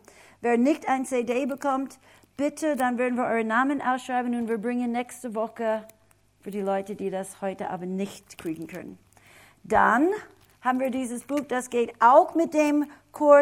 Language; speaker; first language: German; non-native, fluent; English